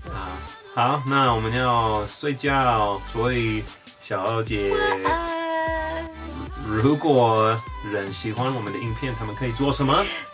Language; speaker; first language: Chinese; non-native, learner; English